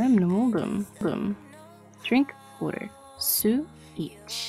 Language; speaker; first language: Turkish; non-native, learner; English